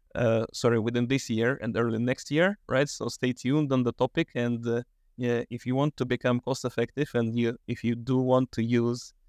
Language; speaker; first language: English; non-native, fluent; Russian